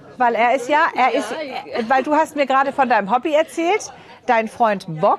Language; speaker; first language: German; native; German